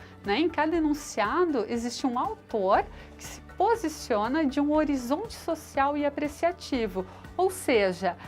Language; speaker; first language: Portuguese; native; Portuguese